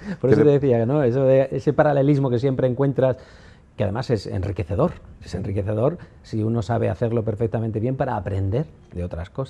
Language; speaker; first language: Spanish; native; Spanish